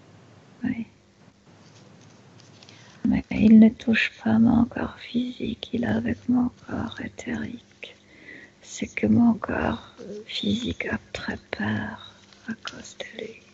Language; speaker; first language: French; non-native, fluent; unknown